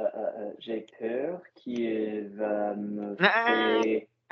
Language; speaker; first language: French; non-native, learner; English